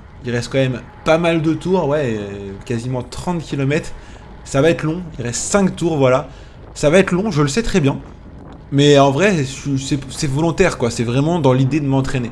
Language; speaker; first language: French; native; French